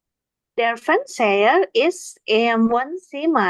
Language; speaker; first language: German; non-native, learner; Indonesian